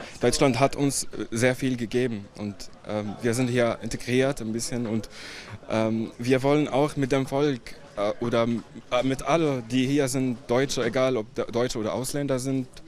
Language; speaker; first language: German; early bilingual, other home language; Arabic